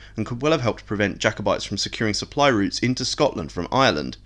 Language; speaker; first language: English; native; English